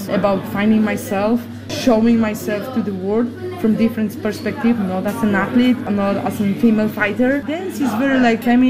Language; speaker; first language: English; non-native, fluent; Polish